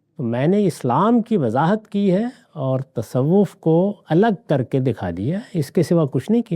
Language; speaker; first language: Urdu; non-native, local second language; Punjabi